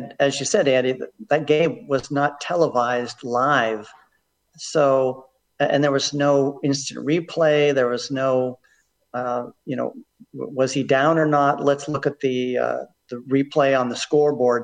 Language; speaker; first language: English; native; English